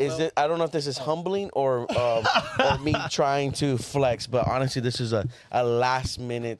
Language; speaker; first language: English; native; English